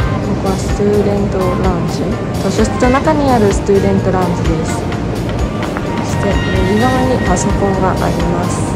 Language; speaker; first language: Japanese; non-native, fluent; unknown